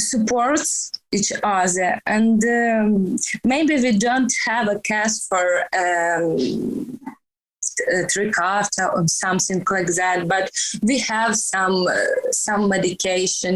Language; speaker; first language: English; non-native, learner; Ukrainian